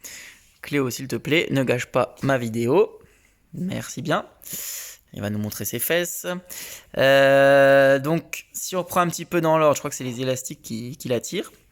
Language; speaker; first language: French; native; French